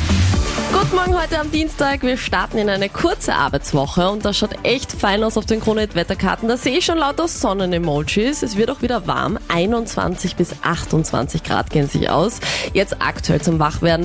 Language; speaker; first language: German; native; German